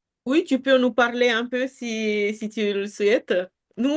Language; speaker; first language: French; non-native, fluent; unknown